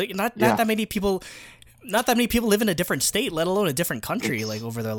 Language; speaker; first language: English; early bilingual, other home language; Filipino